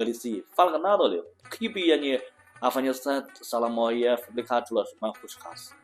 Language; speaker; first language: Persian; non-native, learner; Chinese